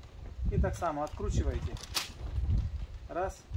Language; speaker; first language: Russian; native; Russian